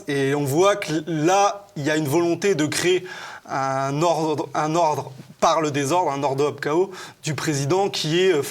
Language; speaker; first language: French; native; French